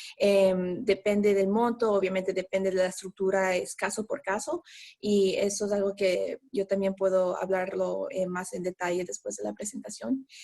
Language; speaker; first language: Spanish; early bilingual, heritage; Spanish